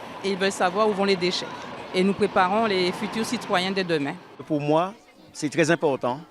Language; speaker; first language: French; native; French